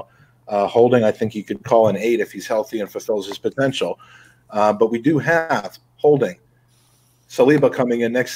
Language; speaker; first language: English; native; English